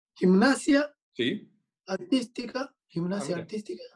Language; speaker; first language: Spanish; non-native, fluent; Japanese